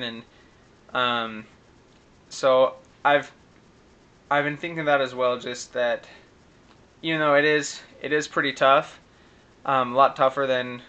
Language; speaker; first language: English; native; English